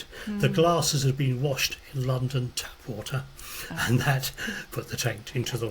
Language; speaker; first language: English; native; English